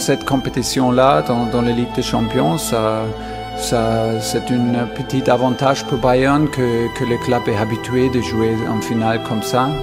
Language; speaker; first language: French; non-native, fluent; German